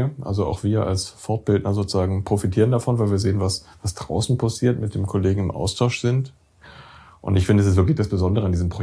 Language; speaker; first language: German; native; German